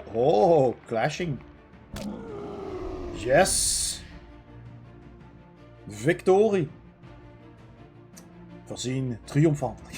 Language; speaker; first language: Dutch; native; Dutch